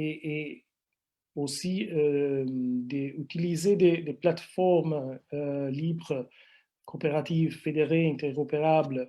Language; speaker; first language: French; non-native, fluent; Italian